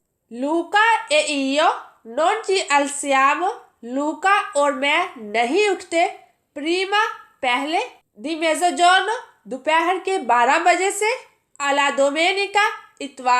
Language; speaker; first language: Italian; non-native, fluent; Urdu